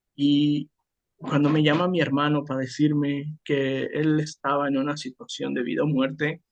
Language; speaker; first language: Spanish; native; Spanish